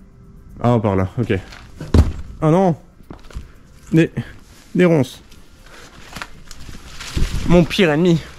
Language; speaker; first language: French; native; French